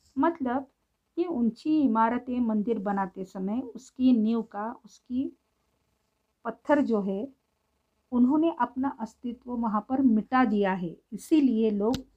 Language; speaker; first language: Hindi; non-native, local second language; Marathi